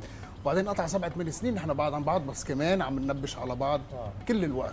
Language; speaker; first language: Arabic; native; Arabic